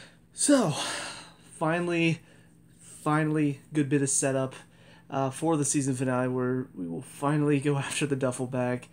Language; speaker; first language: English; native; English